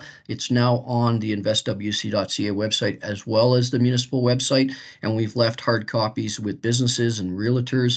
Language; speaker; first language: English; native; English